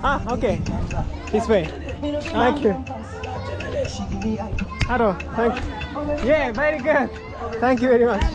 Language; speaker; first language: English; non-native, learner; Japanese